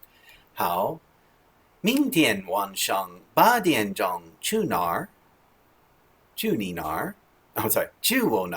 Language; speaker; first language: Chinese; non-native, learner; English